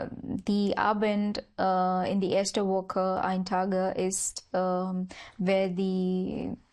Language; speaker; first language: German; non-native, learner; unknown